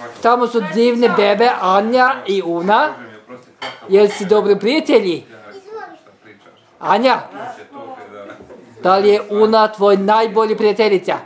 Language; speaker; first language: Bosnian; non-native, learner; Norwegian